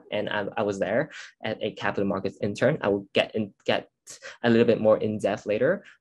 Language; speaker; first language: English; non-native, local second language; Cantonese